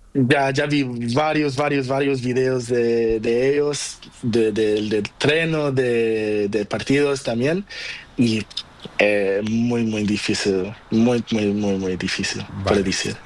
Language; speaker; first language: Spanish; non-native, learner; Portuguese